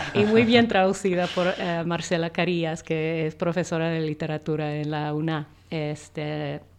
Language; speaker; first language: Spanish; non-native, fluent; English